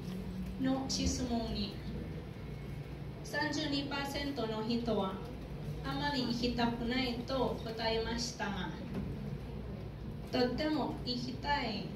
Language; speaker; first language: Japanese; non-native, learner; Thai